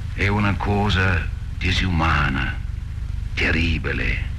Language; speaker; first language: Italian; non-native, fluent; Welsh